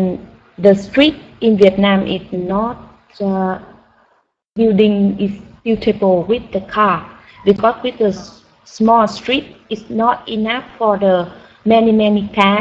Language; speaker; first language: English; non-native, learner; Vietnamese